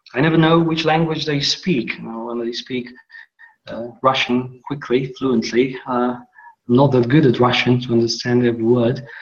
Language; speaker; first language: English; non-native, fluent; Polish